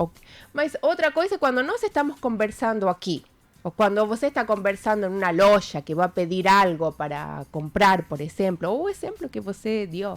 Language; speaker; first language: Portuguese; non-native, fluent; Spanish